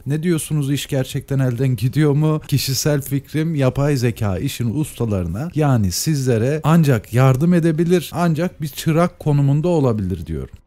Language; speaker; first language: Turkish; native; Turkish